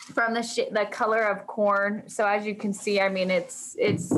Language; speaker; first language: English; native; English